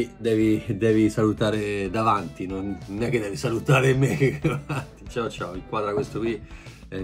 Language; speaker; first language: Italian; native; Italian